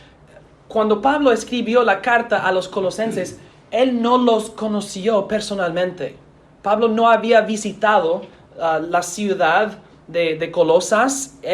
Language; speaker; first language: Spanish; non-native, fluent; English